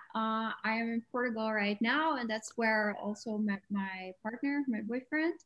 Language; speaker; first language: English; non-native, fluent; Dutch